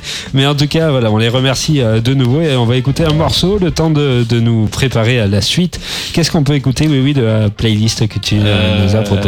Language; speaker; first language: French; native; French